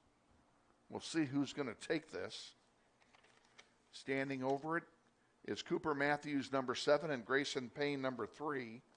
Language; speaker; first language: English; native; English